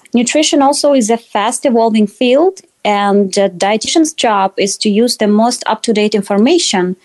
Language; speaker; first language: English; non-native, fluent; Russian